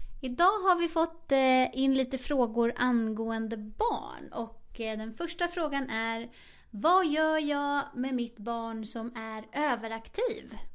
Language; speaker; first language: Swedish; native; Swedish